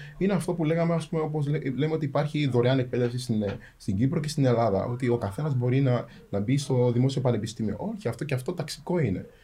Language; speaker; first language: Greek; early bilingual, other home language; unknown